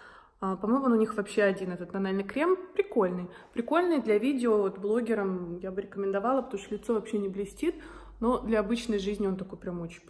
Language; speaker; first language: Russian; native; Russian